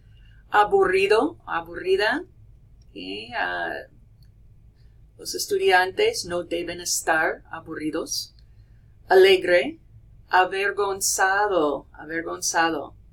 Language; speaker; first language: Spanish; non-native, fluent; English